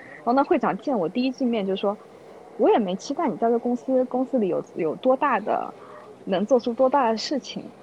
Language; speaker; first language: Chinese; native; Chinese